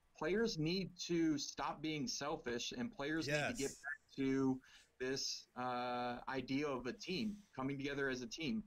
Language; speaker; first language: English; native; English